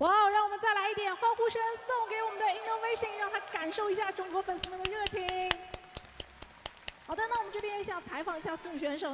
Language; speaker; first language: Chinese; native; Chinese